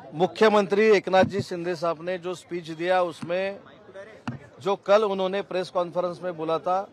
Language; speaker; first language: Hindi; non-native, local second language; Marathi